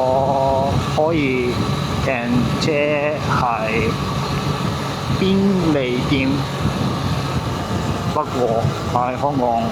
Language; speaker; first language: Cantonese; non-native, learner; English